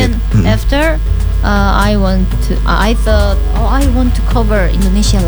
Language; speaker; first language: English; non-native, learner; Korean